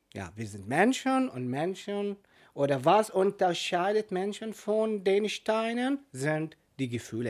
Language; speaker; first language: German; non-native, fluent; Arabic